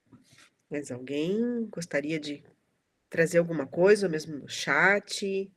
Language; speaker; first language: Portuguese; native; Portuguese